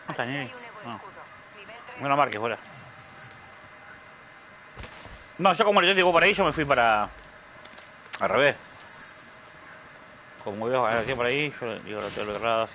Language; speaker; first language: Spanish; native; Spanish